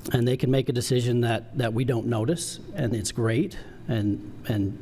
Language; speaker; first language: English; native; English